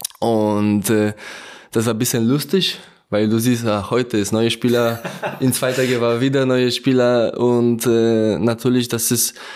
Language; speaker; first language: German; non-native, learner; Polish